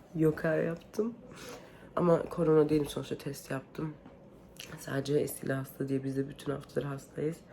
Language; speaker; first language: Turkish; early bilingual, heritage; Turkish